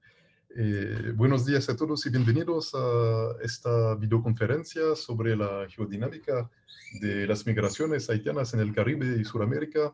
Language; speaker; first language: Spanish; non-native, fluent; French